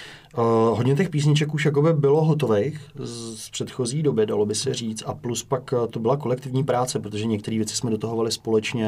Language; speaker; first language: Czech; native; Czech